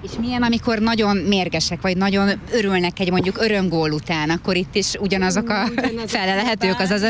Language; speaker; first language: Hungarian; native; Hungarian